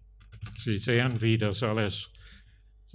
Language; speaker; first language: German; non-native, fluent; English